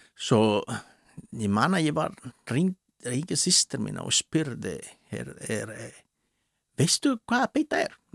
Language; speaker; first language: Icelandic; non-native, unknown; Spanish